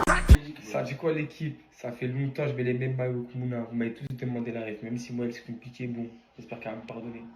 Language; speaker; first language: French; native; French